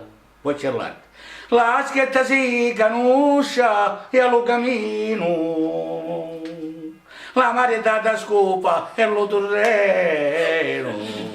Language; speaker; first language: Italian; non-native, local second language; Sicilian